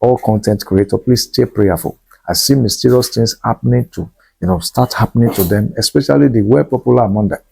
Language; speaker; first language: English; non-native, local second language; Yoruba